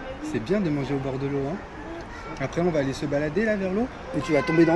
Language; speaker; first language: French; native; French